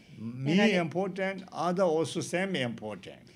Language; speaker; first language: English; non-native, learner; Tibetan